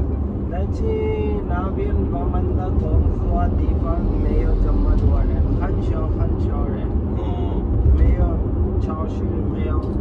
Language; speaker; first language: Chinese; non-native, learner; Urdu